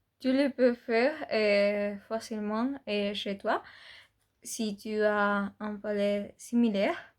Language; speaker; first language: French; non-native, learner; Spanish